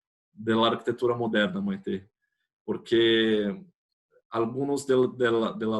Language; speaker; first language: Spanish; non-native, fluent; Portuguese